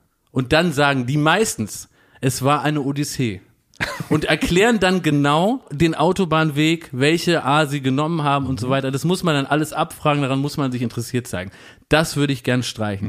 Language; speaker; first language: German; native; German